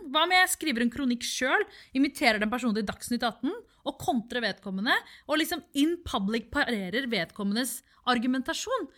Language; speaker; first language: Norwegian; early bilingual, other home language; Tamil